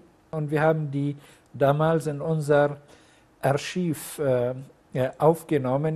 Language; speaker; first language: German; non-native, fluent; Arabic